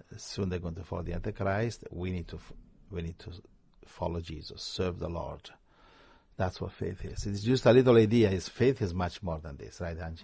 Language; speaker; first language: English; non-native, fluent; Italian